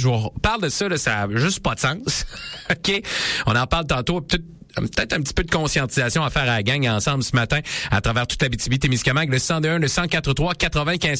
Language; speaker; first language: French; native; French